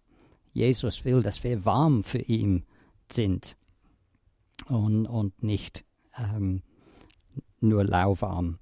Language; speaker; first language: German; non-native, fluent; English